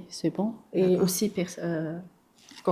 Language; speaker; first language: French; non-native, local second language; Arabic